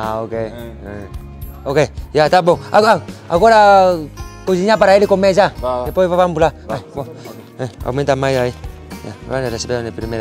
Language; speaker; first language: Portuguese; non-native, learner; Vietnamese